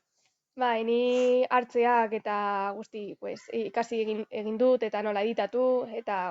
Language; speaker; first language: Basque; non-native, local second language; Spanish